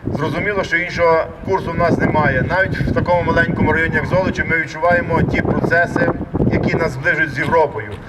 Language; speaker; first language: Ukrainian; native; Ukrainian